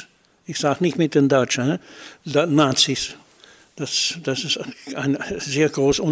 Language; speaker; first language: German; non-native, fluent; Dutch